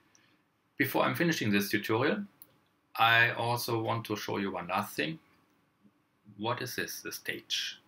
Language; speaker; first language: English; non-native, fluent; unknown